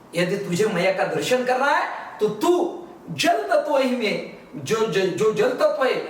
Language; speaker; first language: Hindi; non-native, local second language; Marathi